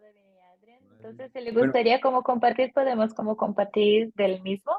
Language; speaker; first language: Spanish; non-native, learner; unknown